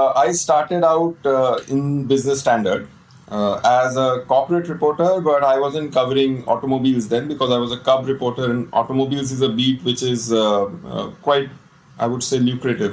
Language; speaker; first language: English; non-native, local second language; Hindi